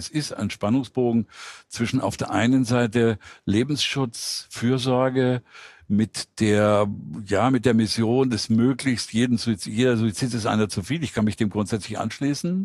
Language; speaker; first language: German; native; German